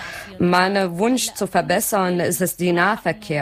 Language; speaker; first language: German; non-native, learner; Arabic